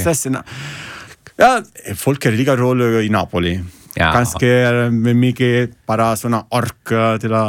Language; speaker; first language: Icelandic; non-native, learner; Italian